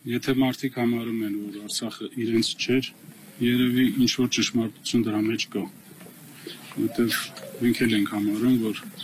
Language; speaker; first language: Armenian; native; Armenian